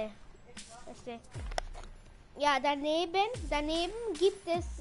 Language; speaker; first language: German; early bilingual, other home language; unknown